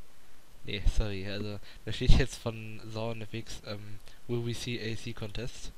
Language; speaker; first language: German; native; German